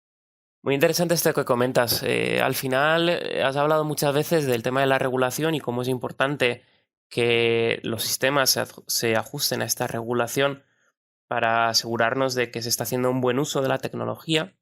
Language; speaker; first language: Spanish; native; Spanish